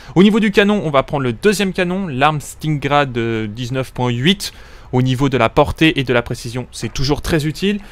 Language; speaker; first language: French; native; French